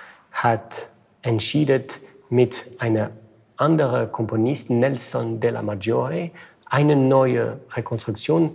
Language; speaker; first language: German; non-native, fluent; French